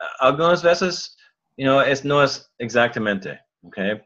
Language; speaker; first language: Spanish; non-native, learner; English